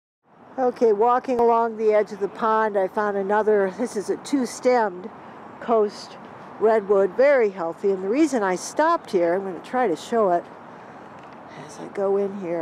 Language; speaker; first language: English; native; English